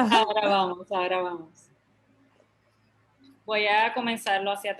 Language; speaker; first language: Spanish; native; Spanish